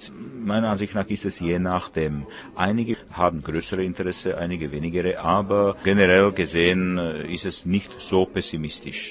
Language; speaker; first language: German; non-native, fluent; Czech